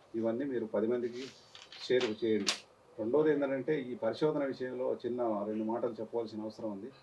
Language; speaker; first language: Telugu; native; Telugu